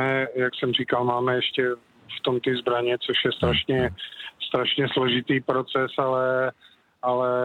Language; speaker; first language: Czech; native; Czech